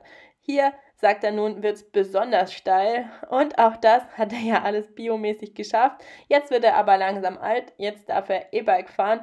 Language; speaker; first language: German; native; German